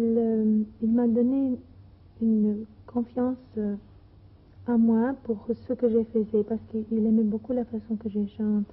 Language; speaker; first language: French; non-native, fluent; Greek